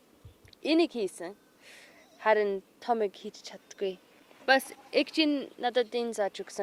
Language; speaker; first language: Mongolian; non-native, learner; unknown